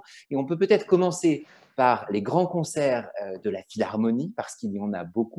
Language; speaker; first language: French; native; French